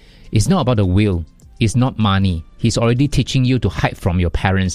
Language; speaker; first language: English; non-native, local second language; Chinese